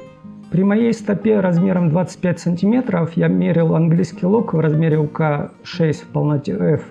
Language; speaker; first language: Russian; native; Russian